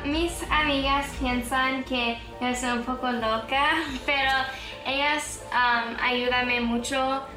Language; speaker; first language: Spanish; non-native, learner; English